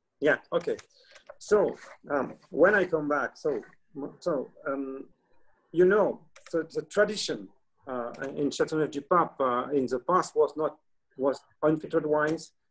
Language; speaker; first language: English; non-native, learner; French